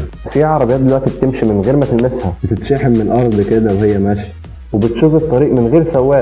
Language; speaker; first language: Arabic; native; Arabic